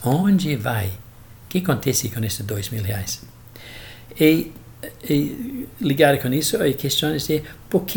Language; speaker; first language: Portuguese; non-native, fluent; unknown